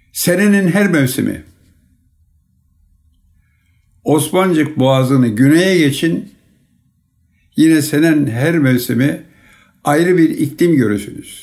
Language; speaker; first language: Turkish; native; Turkish